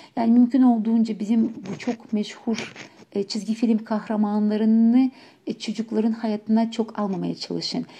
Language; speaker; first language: Turkish; non-native, fluent; Ukrainian